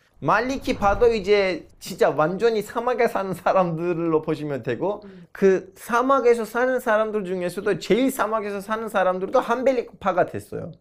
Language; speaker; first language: Korean; non-native, fluent; Turkish